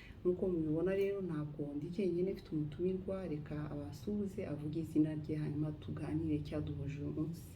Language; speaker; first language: Kinyarwanda; native; Kinyarwanda